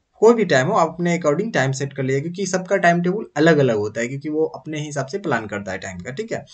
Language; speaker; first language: Hindi; native; Hindi